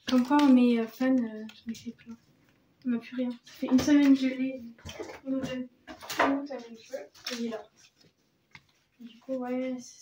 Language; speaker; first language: French; native; French